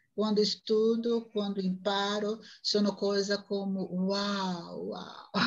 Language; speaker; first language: Italian; non-native, learner; Portuguese